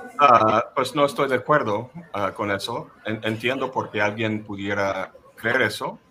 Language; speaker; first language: Spanish; non-native, fluent; English